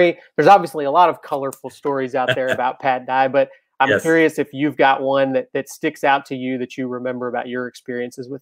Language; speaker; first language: English; native; English